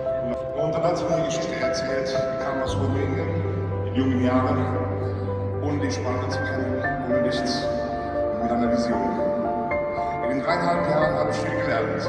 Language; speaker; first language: German; non-native, fluent; Romanian